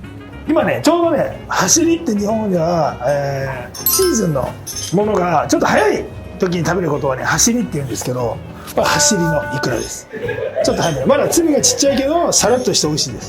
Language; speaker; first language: Japanese; native; Japanese